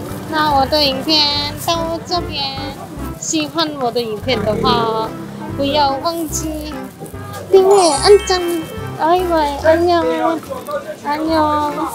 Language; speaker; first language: Chinese; non-native, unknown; Korean